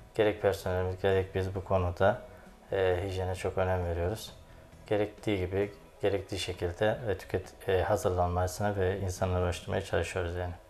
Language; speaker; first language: Turkish; native; Turkish